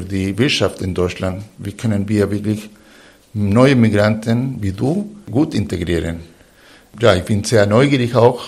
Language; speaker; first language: German; non-native, fluent; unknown